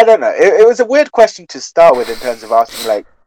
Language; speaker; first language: English; native; English